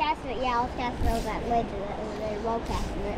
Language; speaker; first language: English; native; English